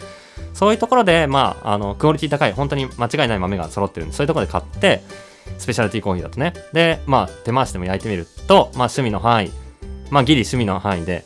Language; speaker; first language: Japanese; native; Japanese